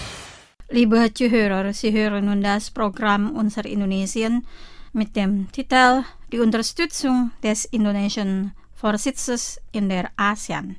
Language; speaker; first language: German; non-native, fluent; Indonesian